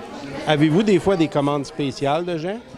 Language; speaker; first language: French; native; French